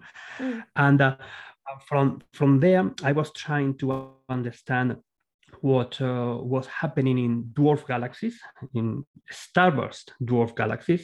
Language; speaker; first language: English; non-native, fluent; Spanish